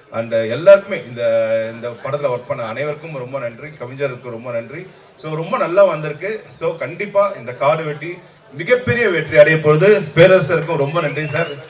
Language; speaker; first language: Tamil; native; Tamil